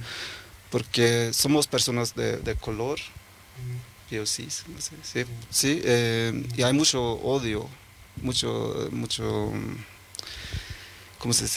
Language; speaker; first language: Spanish; early bilingual, heritage; Norwegian